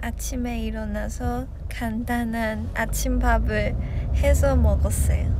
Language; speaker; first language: Korean; non-native, fluent; Chinese